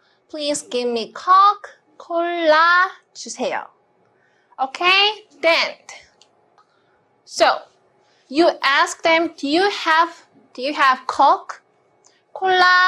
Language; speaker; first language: English; non-native, fluent; Korean